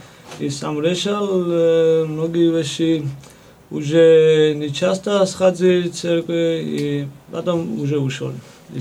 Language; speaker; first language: Russian; non-native, fluent; Georgian